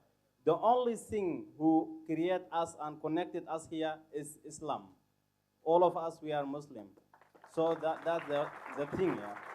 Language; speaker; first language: English; non-native, fluent; Arabic